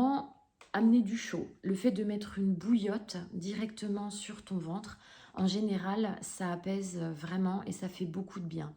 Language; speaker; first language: French; native; French